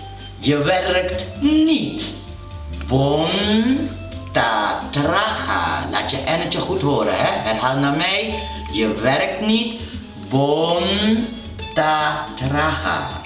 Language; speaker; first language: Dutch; non-native, local second language; Papiamento